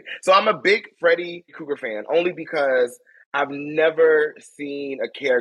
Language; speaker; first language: English; native; English